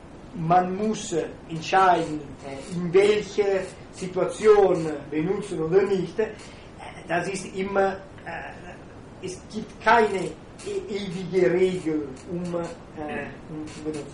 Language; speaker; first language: German; non-native, fluent; Italian